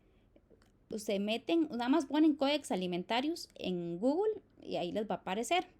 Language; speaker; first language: Spanish; native; Spanish